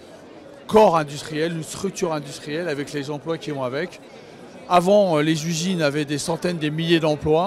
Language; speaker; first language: French; native; French